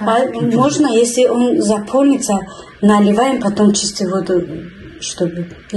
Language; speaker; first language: Russian; non-native, local second language; Tajik